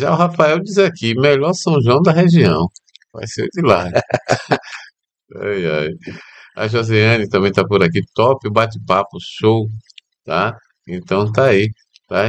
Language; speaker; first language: Portuguese; native; Portuguese